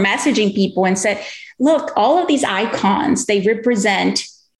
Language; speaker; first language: English; non-native, fluent; Portuguese